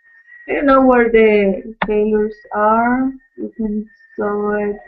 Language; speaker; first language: English; non-native, learner; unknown